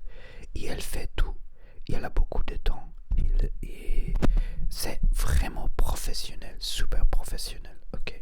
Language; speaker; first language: French; non-native, learner; Spanish